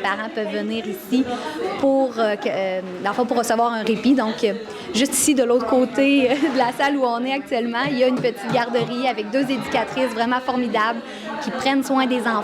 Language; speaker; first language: French; native; French